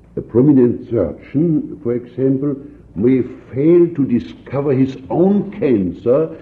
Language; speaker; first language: English; non-native, fluent; German